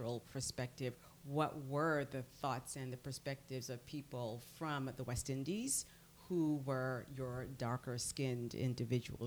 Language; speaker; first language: English; native; English